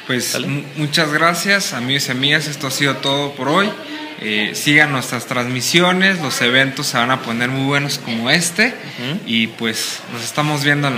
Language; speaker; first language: Spanish; native; Spanish